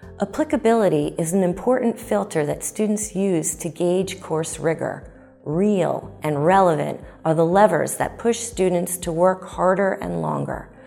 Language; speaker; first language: English; native; English